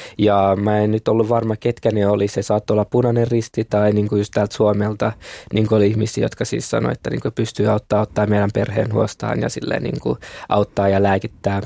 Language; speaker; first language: Finnish; early bilingual, other home language; Kinyarwanda